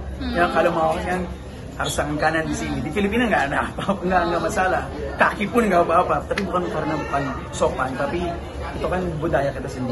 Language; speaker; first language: Indonesian; non-native, fluent; Filipino